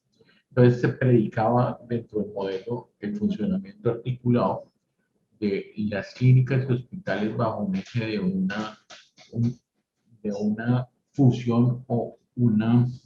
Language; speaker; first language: Spanish; native; Spanish